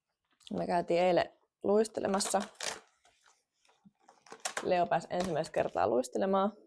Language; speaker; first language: Finnish; native; Finnish